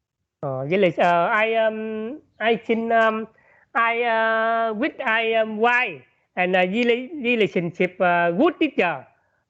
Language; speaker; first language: English; non-native, learner; Vietnamese